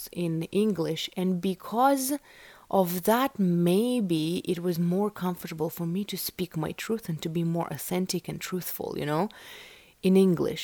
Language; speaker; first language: English; non-native, fluent; Russian